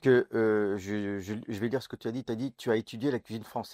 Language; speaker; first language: French; native; French